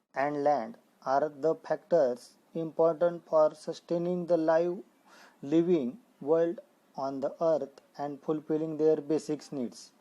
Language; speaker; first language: English; non-native, local second language; Marathi